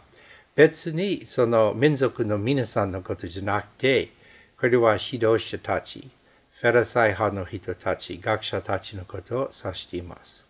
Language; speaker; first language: Japanese; non-native, fluent; English